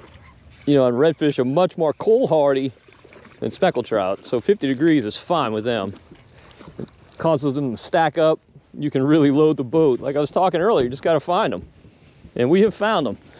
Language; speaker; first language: English; native; English